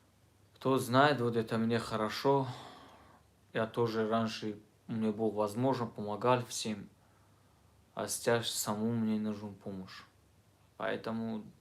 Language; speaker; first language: Russian; non-native, learner; Tajik